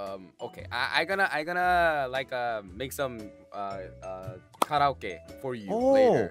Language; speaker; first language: English; non-native, learner; Korean